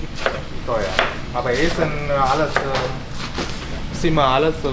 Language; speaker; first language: German; non-native, learner; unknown